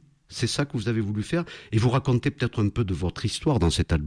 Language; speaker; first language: French; native; French